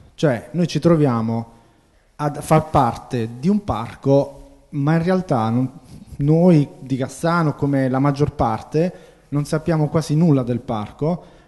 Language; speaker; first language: Italian; native; Italian